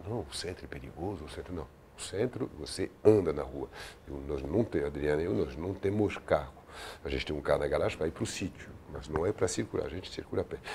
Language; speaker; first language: Portuguese; non-native, fluent; French